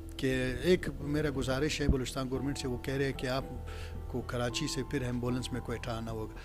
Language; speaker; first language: Urdu; non-native, local second language; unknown